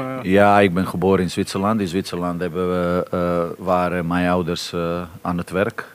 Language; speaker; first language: Dutch; non-native, fluent; Bosnian